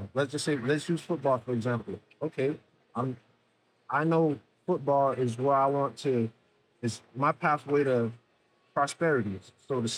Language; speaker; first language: English; native; English